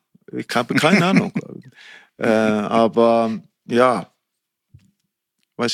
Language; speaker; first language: German; non-native, fluent; Icelandic